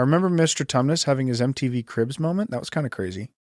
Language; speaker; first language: English; native; English